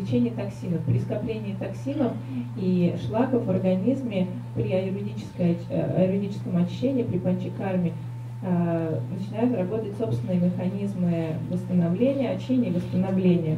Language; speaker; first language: Russian; native; Russian